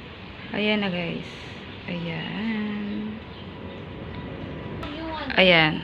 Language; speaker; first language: Filipino; native; Filipino